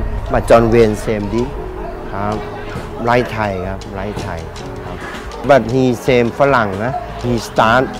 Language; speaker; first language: English; non-native, learner; Thai